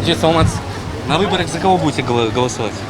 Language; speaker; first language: Russian; native; Russian